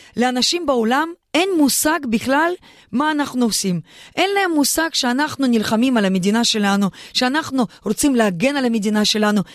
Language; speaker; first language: Hebrew; non-native, fluent; Russian